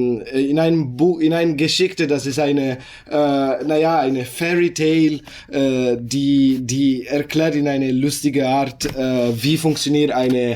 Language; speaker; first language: German; non-native, learner; Italian